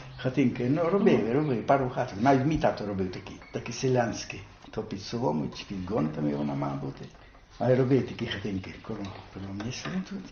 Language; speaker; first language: Ukrainian; native; Ukrainian